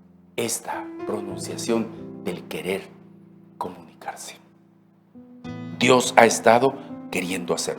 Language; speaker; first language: Spanish; native; Spanish